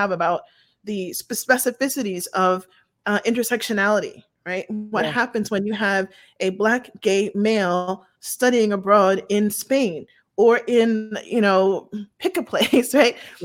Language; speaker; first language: English; native; English